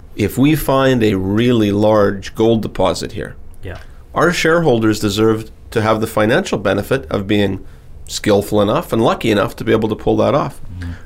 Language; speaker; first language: English; native; English